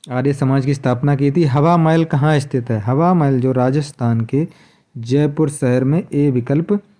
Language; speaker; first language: Hindi; native; Hindi